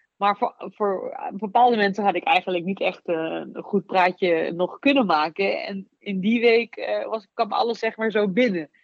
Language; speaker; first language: Dutch; native; Dutch